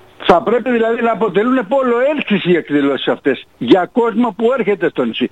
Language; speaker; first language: Greek; native; Greek